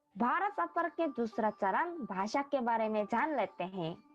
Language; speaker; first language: Hindi; non-native, learner; Korean